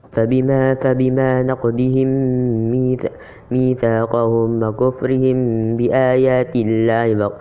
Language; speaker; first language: Arabic; non-native, learner; Indonesian